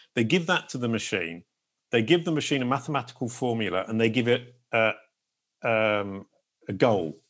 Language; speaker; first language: English; native; English